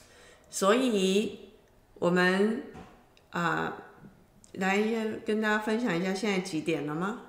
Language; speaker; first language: Chinese; native; Chinese